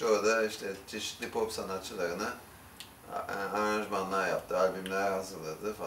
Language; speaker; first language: Turkish; native; Turkish